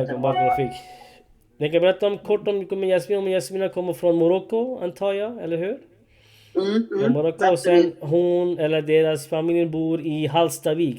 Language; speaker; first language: Swedish; non-native, learner; Urdu